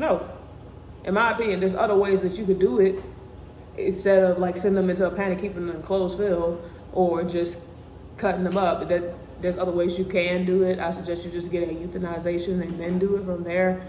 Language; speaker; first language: English; native; English